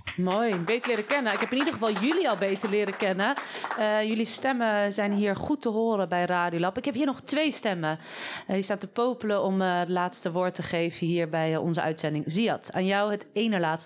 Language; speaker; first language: Dutch; native; Dutch